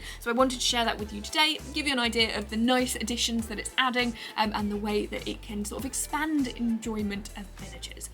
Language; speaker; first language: English; native; English